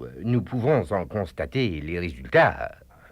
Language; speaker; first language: French; native; French